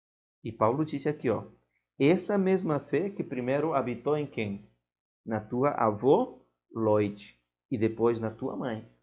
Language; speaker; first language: Portuguese; non-native, fluent; Spanish